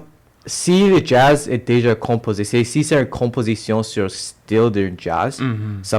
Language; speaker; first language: French; non-native, local second language; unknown